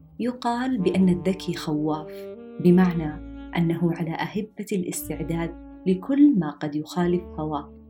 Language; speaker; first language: Arabic; native; Arabic